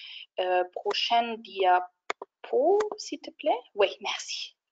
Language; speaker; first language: French; non-native, fluent; German